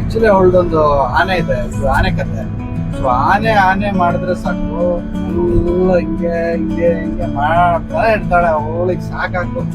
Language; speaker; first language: Kannada; non-native, local second language; Tulu